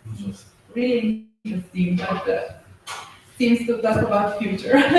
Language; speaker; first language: English; non-native, fluent; Italian